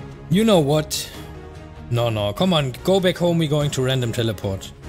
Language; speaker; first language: English; non-native, fluent; German